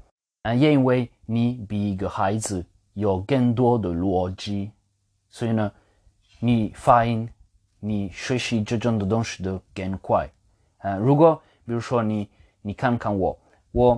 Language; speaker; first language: Chinese; non-native, fluent; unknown